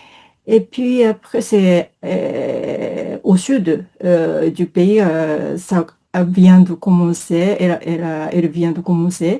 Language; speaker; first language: French; non-native, fluent; Japanese